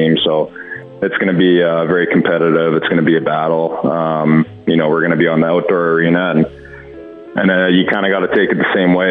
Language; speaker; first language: English; native; English